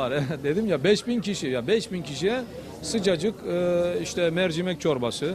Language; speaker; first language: Turkish; native; Turkish